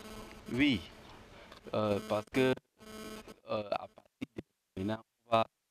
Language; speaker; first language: French; non-native, local second language; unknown